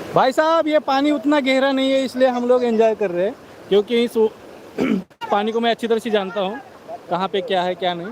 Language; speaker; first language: Hindi; non-native, local second language; Marathi